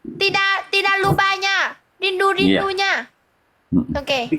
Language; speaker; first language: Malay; non-native, learner; Vietnamese